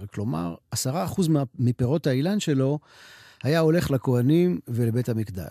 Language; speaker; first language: Hebrew; native; Hebrew